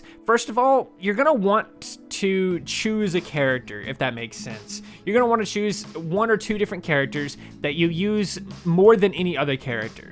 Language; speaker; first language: English; native; English